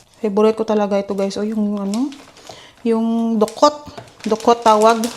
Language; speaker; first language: Filipino; native; Filipino